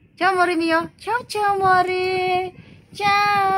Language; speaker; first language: Italian; non-native, fluent; Filipino